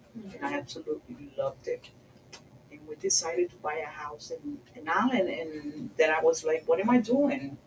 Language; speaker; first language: English; early bilingual, other home language; Spanish